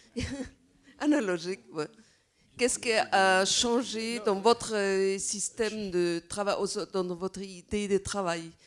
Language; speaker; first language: French; non-native, fluent; Spanish